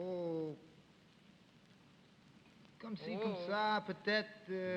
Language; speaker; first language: French; non-native, learner; English